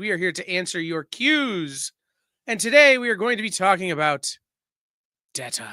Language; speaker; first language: English; native; English